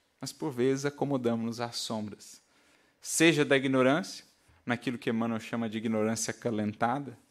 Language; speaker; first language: Portuguese; native; Portuguese